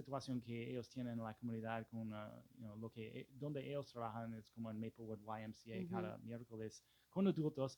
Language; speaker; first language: Spanish; non-native, fluent; English